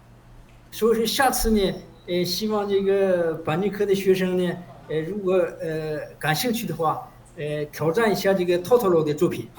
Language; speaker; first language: Chinese; non-native, fluent; Japanese